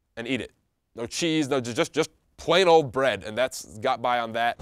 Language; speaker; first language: English; native; English